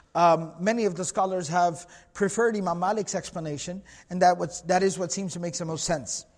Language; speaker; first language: English; native; English